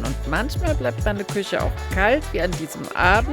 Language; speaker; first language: German; native; German